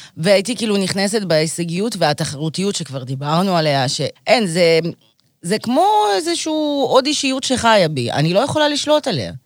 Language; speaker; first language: Hebrew; early bilingual, other home language; Russian